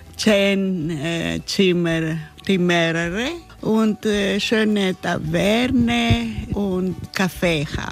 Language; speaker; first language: German; non-native, learner; Greek